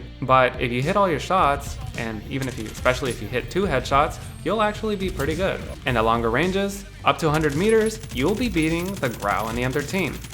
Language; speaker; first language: English; native; English